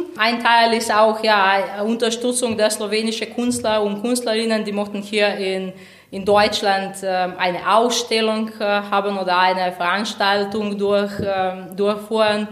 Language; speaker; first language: German; non-native, fluent; Slovenian